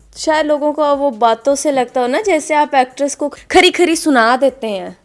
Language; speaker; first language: Urdu; native; Urdu